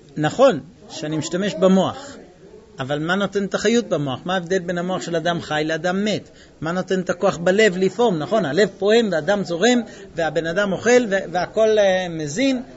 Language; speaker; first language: Hebrew; non-native, fluent; English